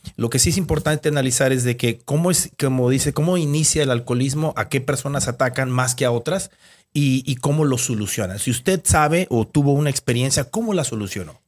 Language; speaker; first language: Spanish; native; Spanish